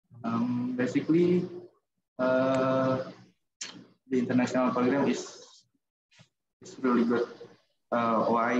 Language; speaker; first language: English; non-native, learner; Indonesian